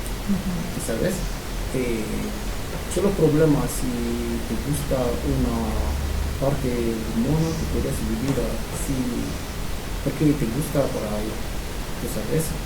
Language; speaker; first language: Spanish; non-native, learner; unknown